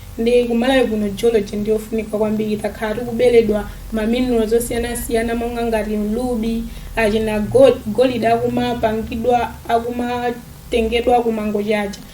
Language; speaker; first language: Nyanja; native; Nyanja